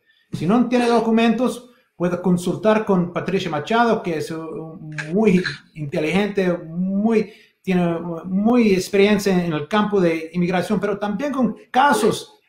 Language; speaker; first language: Spanish; non-native, fluent; English